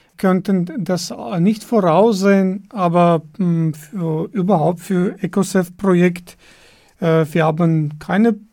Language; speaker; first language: German; non-native, fluent; Armenian